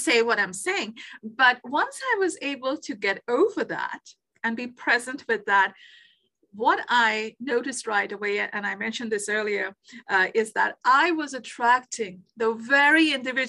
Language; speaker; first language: English; non-native, local second language; Bangla